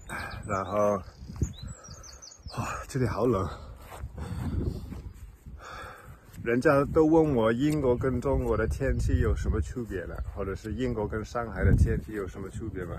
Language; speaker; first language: Chinese; non-native, fluent; English